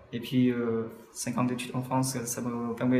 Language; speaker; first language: French; non-native, fluent; Vietnamese